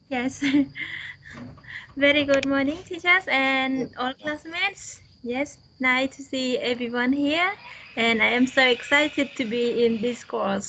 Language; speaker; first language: English; non-native, fluent; Khmer